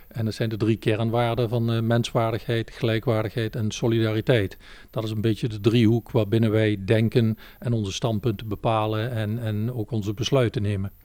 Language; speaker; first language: Dutch; native; Dutch